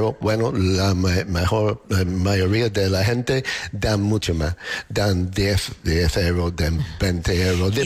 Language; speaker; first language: Spanish; non-native, fluent; English